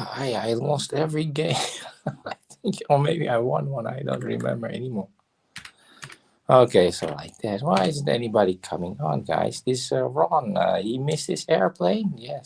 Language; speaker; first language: English; non-native, fluent; Dutch